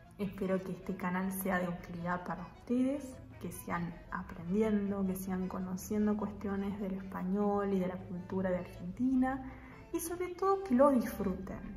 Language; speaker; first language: Spanish; native; Spanish